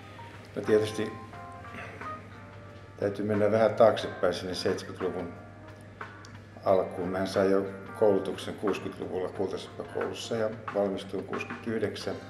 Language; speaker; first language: Finnish; native; Finnish